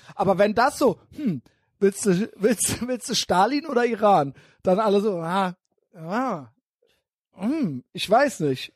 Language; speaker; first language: German; native; German